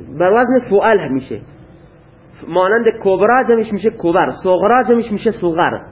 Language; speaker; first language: Persian; non-native, local second language; Baluchi